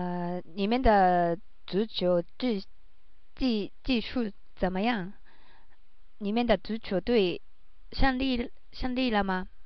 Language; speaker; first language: Chinese; non-native, learner; Japanese